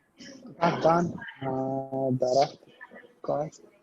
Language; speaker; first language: Persian; non-native, learner; Urdu